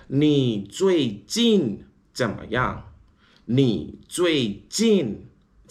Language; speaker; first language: Chinese; non-native, learner; English